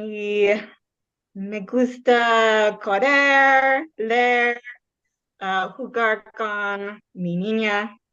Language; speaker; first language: Spanish; non-native, learner; English